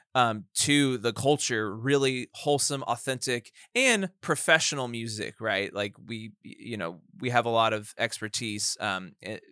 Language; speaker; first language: English; native; English